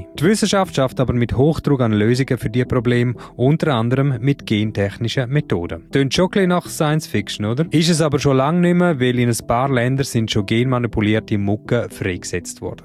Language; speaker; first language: German; native; German